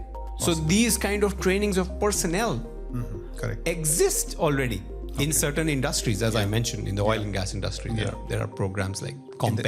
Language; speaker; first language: English; non-native, local second language; Punjabi